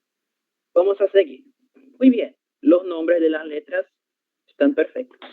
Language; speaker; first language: Spanish; non-native, learner; Portuguese